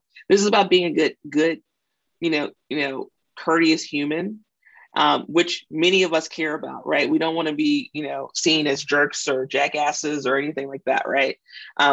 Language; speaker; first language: English; native; English